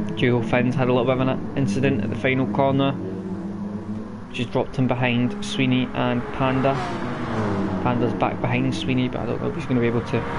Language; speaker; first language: English; native; English